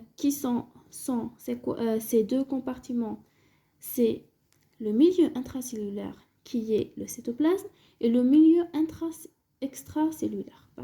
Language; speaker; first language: French; non-native, local second language; Arabic